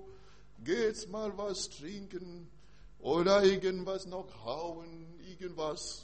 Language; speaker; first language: German; non-native, learner; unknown